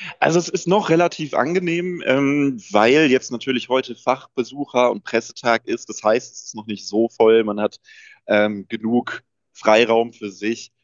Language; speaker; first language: German; native; German